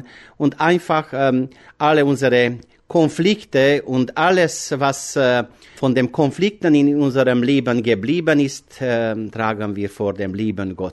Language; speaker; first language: German; non-native, fluent; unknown